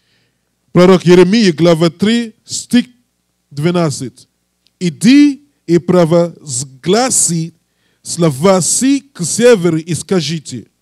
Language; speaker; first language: Russian; non-native, learner; English